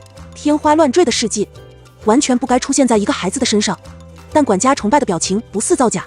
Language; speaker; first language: Chinese; native; Chinese